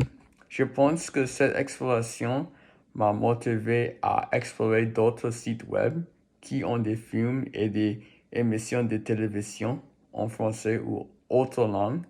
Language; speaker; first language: French; non-native, learner; English